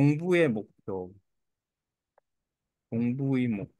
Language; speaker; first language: Korean; native; Korean